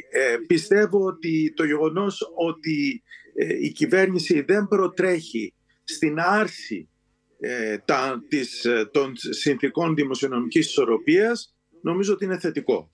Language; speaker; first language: Greek; native; Greek